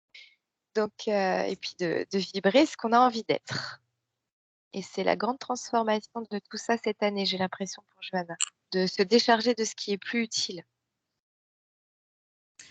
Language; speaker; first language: French; native; French